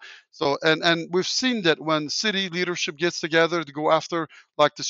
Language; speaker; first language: English; non-native, fluent; Turkish